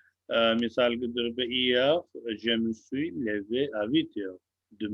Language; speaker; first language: French; non-native, fluent; Hindi